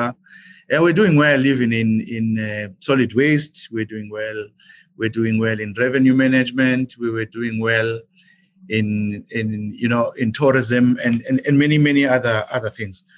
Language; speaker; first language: English; non-native, local second language; Zulu